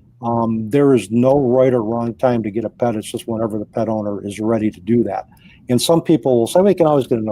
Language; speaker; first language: English; native; English